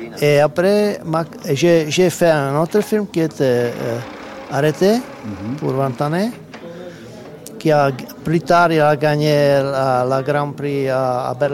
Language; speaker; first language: French; non-native, learner; Czech